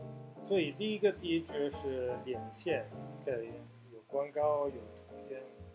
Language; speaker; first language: Chinese; non-native, fluent; Italian